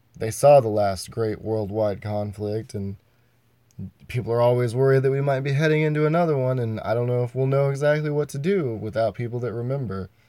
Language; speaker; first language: English; native; English